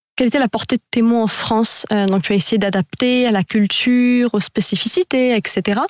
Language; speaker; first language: French; native; French